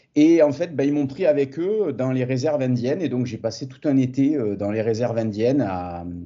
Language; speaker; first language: French; native; French